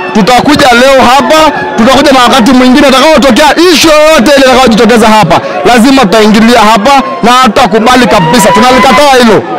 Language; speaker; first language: Swahili; non-native, local second language; Masai